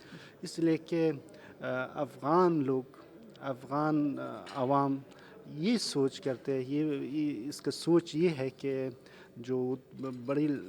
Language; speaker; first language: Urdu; non-native, learner; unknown